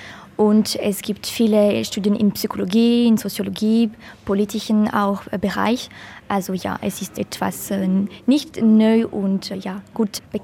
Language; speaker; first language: German; non-native, local second language; French